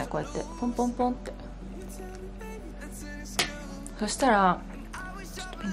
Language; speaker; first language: Japanese; native; Japanese